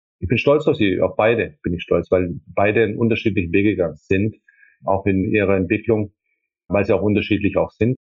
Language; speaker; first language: German; early bilingual, other home language; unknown